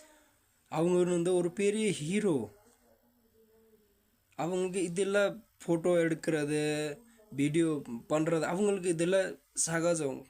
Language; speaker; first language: Tamil; non-native, fluent; Nepali